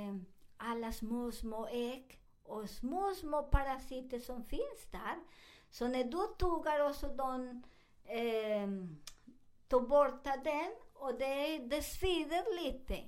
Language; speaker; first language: Swedish; non-native, learner; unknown